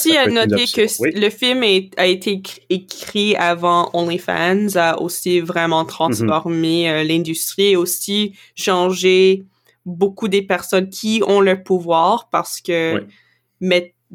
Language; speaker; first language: French; non-native, local second language; English